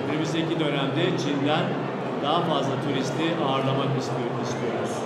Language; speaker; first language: Turkish; native; Turkish